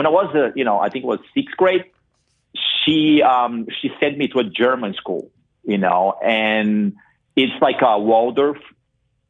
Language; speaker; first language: English; non-native, fluent; Portuguese